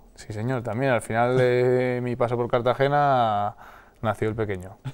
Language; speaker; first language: Spanish; native; Spanish